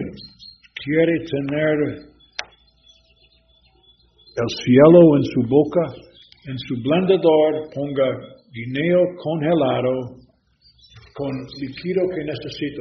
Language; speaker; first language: Spanish; non-native, learner; English